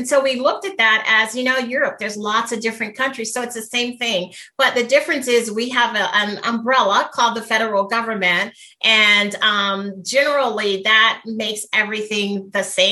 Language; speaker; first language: English; native; English